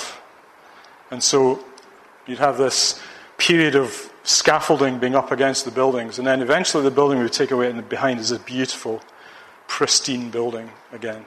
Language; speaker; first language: English; native; English